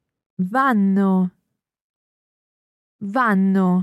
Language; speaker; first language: Italian; non-native, learner; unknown